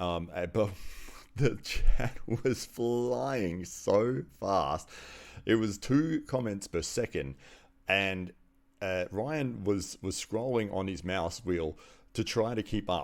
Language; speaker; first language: English; native; English